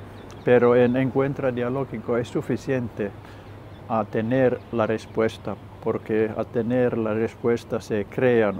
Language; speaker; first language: Spanish; non-native, learner; Finnish